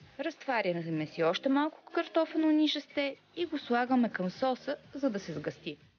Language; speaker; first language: Bulgarian; non-native, fluent; Korean